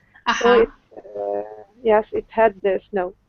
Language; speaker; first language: English; non-native, learner; Arabic